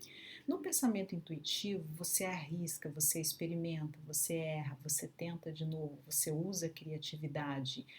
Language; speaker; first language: Portuguese; native; Portuguese